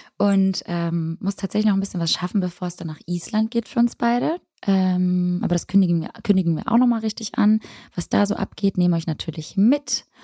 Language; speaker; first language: German; early bilingual, other home language; Albanian